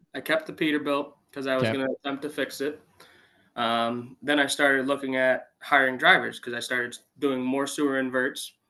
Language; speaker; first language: English; native; English